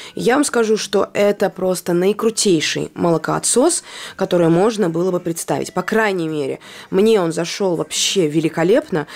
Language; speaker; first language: Russian; non-native, local second language; Latvian